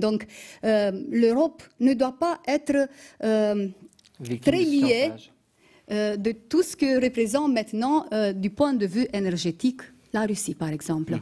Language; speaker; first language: French; non-native, fluent; Romanian